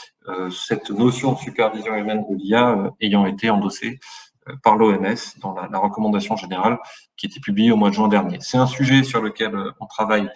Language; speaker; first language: French; native; French